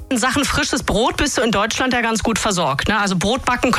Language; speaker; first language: German; native; German